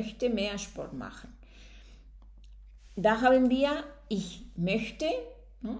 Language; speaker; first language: German; non-native, fluent; Spanish